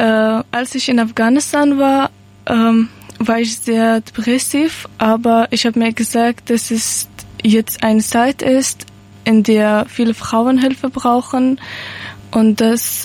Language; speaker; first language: German; non-native, learner; Persian